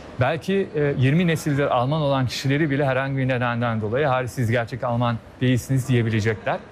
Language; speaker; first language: Turkish; early bilingual, heritage; Turkish